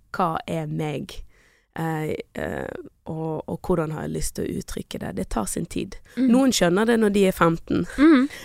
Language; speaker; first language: Norwegian; early bilingual, other home language; Portuguese